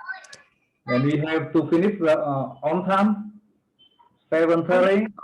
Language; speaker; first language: English; non-native, fluent; Vietnamese